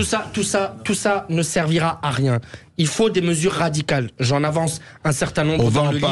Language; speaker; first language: French; native; French